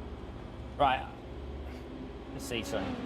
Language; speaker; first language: English; native; English